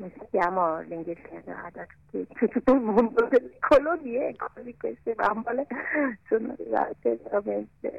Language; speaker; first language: Italian; non-native, local second language; Ladin